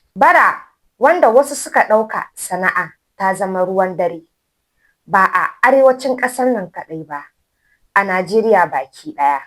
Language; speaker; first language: Hausa; native; Hausa